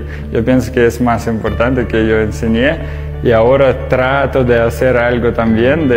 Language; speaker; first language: Spanish; non-native, learner; Russian